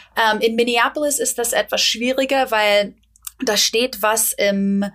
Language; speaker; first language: German; non-native, fluent; English